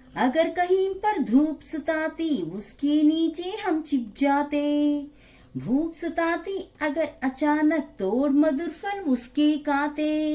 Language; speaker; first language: Hindi; non-native, local second language; Telugu